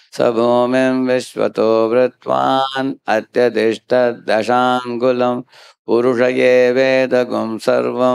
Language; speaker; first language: Hindi; native; Hindi